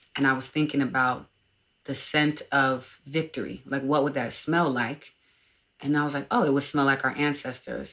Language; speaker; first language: English; native; English